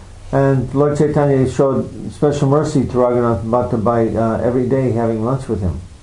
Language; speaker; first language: English; native; English